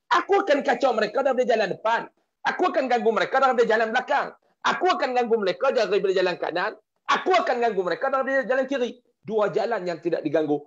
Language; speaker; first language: Malay; native; Malay